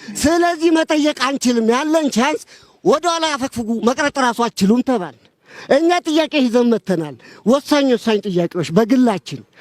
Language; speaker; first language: Amharic; native; Amharic